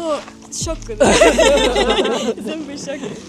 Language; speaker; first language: Japanese; non-native, learner; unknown